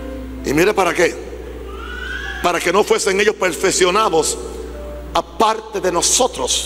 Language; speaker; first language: Spanish; native; Spanish